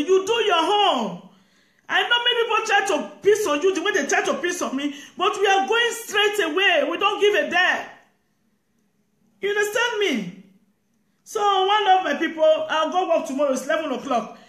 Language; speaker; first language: English; non-native, local second language; Bini